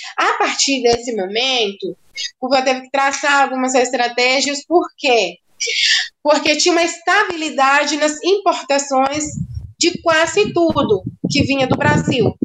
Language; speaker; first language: Portuguese; non-native, fluent; Spanish